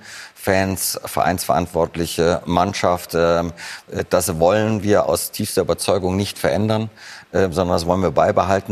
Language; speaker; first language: German; native; German